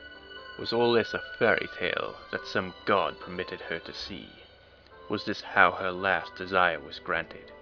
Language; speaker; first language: English; native; English